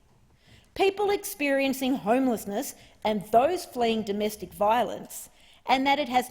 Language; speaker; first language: English; native; English